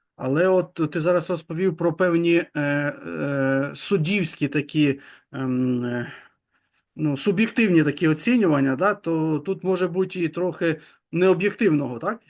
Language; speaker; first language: Ukrainian; native; Ukrainian